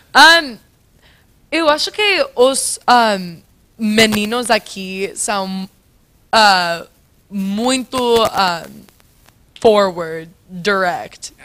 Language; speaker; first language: Portuguese; non-native, fluent; English